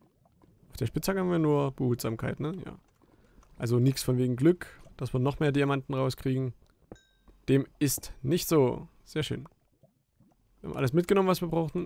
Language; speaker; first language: German; native; German